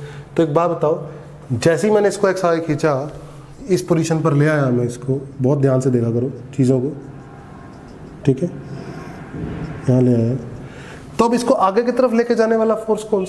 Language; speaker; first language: Hindi; native; Hindi